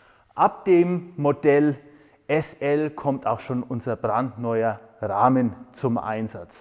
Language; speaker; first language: German; native; German